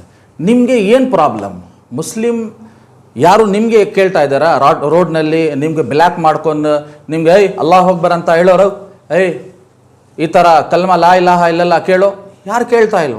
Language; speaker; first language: Kannada; non-native, local second language; Urdu